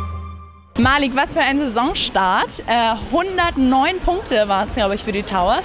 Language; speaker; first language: German; native; German